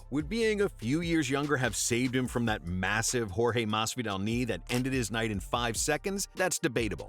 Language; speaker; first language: English; native; English